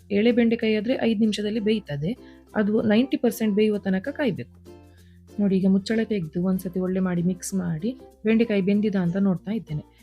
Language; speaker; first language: Kannada; non-native, local second language; Konkani